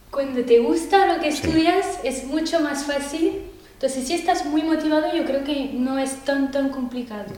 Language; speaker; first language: Spanish; non-native, fluent; French